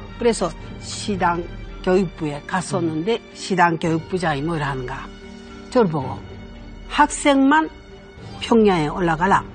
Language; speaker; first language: Korean; early bilingual, heritage; Korean